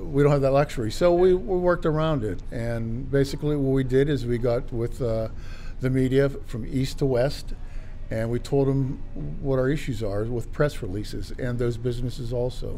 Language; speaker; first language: English; native; English